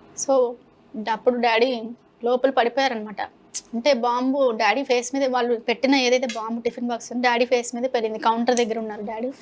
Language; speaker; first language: Telugu; non-native, local second language; Hindi